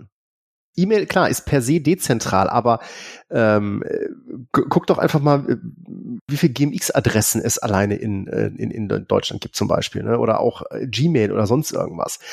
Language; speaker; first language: German; native; German